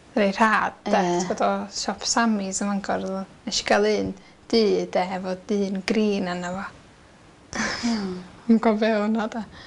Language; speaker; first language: Welsh; native; Welsh